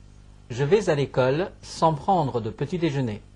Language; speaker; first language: French; non-native, fluent; Chinese